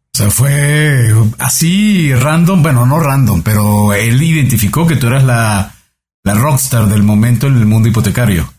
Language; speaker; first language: Spanish; native; Spanish